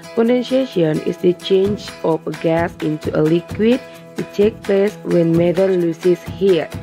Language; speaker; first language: English; non-native, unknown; Indonesian